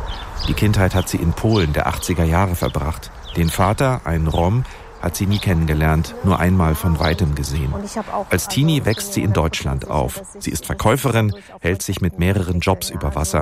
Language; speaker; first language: German; native; German